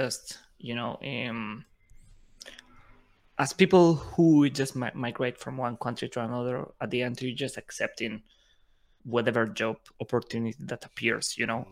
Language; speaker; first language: English; non-native, fluent; Spanish